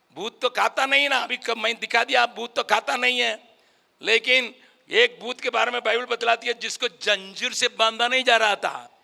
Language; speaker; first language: Hindi; non-native, local second language; Tamil